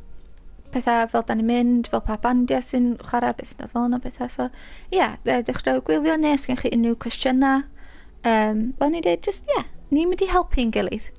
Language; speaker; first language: Welsh; native; Welsh